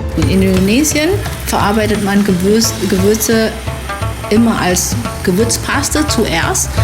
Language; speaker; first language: German; non-native, fluent; Indonesian